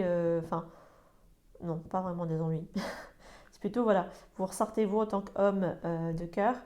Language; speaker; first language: French; native; French